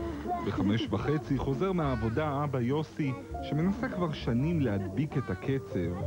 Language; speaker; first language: Hebrew; native; Hebrew